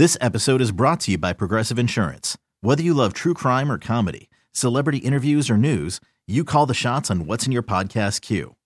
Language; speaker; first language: English; native; English